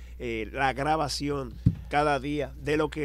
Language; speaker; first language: Spanish; native; Spanish